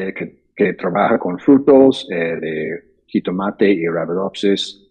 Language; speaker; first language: Spanish; non-native, fluent; English